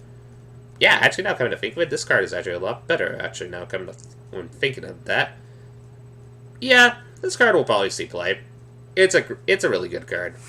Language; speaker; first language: English; native; English